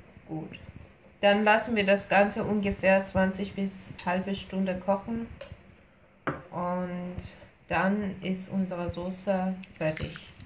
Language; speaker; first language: German; non-native, fluent; Persian